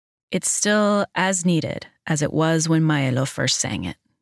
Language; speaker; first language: English; early bilingual, other home language; Spanish